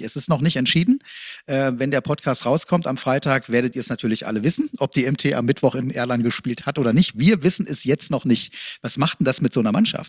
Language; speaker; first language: German; native; German